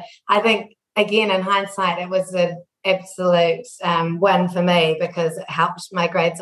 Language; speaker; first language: English; native; English